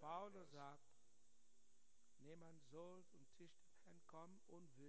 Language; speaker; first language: German; non-native, learner; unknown